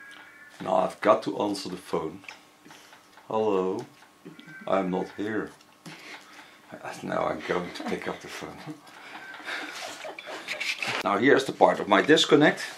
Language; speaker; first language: English; non-native, fluent; Dutch